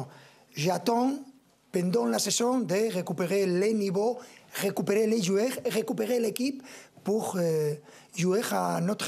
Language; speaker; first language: French; non-native, fluent; Spanish